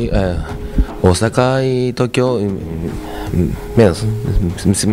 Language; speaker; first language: Spanish; non-native, learner; Japanese